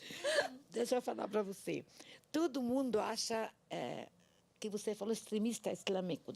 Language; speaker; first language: Portuguese; non-native, learner; Arabic